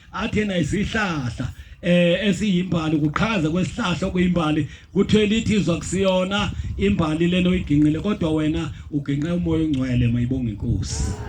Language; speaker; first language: Zulu; native; Zulu